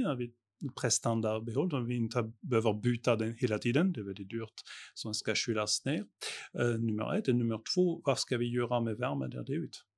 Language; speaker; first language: Swedish; non-native, fluent; French